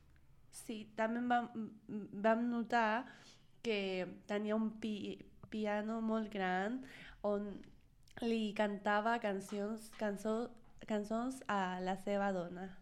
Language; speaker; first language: Catalan; non-native, learner; Spanish